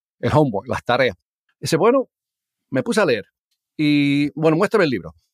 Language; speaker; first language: Spanish; early bilingual, heritage; Spanish